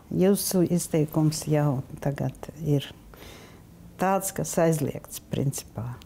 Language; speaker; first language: Latvian; non-native, local second language; Russian